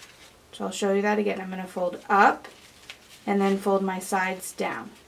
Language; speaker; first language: English; native; English